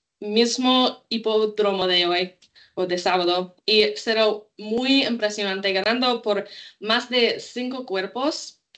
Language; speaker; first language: Spanish; non-native, learner; English